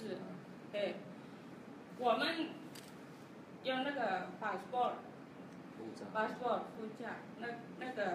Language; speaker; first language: Chinese; non-native, learner; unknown